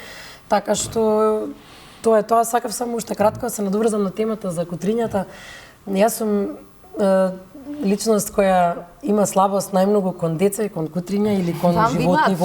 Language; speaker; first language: Macedonian; native; Macedonian